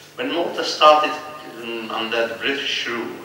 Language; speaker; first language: English; non-native, fluent; Maltese